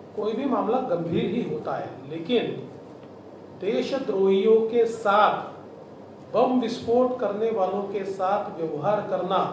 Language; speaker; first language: Hindi; non-native, local second language; Marathi